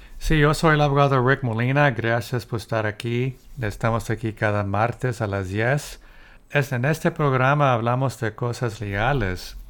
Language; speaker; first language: Spanish; early bilingual, heritage; Spanish